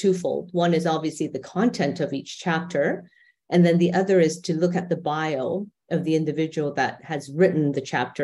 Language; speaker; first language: English; native; English